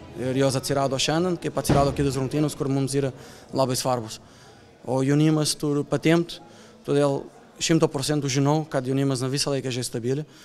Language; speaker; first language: Lithuanian; non-native, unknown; Portuguese